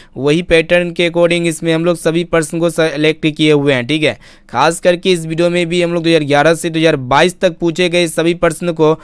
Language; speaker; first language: Hindi; native; Hindi